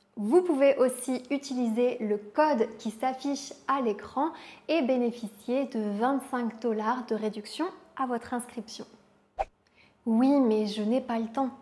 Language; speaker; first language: French; native; French